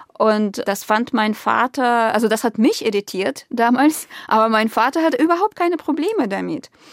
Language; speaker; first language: German; non-native, fluent; Russian